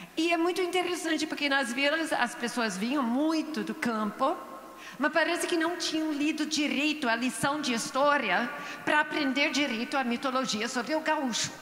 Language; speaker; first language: Portuguese; non-native, fluent; English